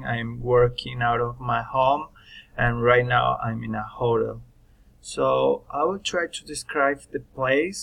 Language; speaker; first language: English; non-native, learner; Spanish